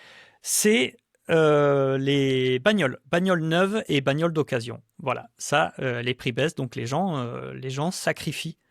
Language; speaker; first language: French; native; French